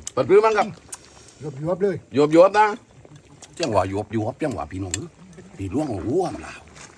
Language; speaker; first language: Thai; native; Thai